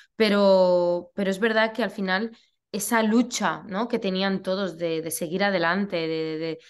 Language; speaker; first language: Spanish; native; Spanish